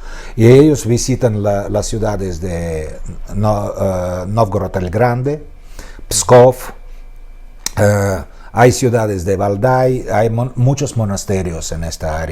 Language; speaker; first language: Spanish; non-native, fluent; Russian